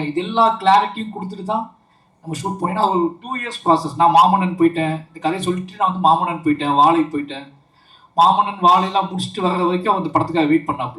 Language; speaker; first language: Tamil; native; Tamil